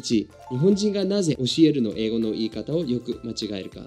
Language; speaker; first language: Japanese; non-native, fluent; English